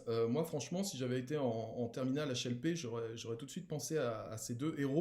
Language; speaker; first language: French; native; French